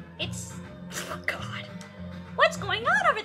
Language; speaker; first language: English; native; English